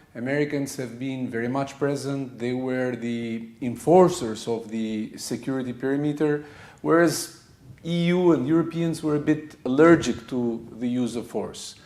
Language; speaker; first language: English; non-native, fluent; Albanian